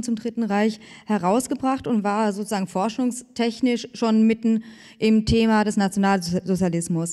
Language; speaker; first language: German; native; German